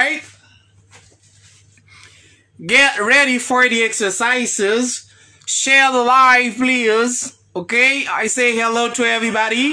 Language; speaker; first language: English; non-native, fluent; Haitian Creole